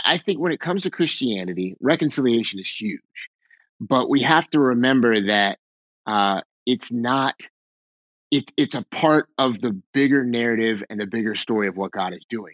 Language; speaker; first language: English; native; English